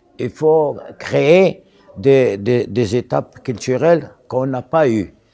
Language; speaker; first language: French; non-native, local second language; Arabic